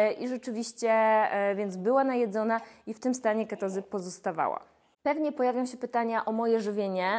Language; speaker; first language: Polish; native; Polish